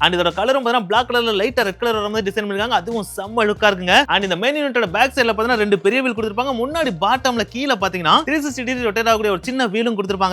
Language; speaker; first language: Tamil; native; Tamil